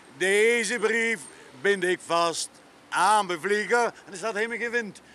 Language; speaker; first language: Dutch; native; Dutch